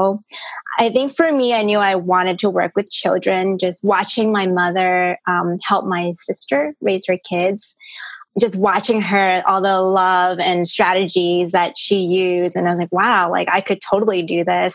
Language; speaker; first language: English; early bilingual, other home language; Cantonese